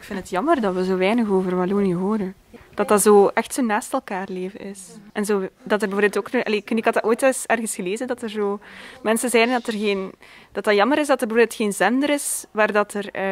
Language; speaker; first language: Dutch; native; Dutch